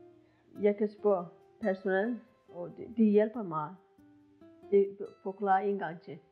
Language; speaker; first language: Danish; non-native, learner; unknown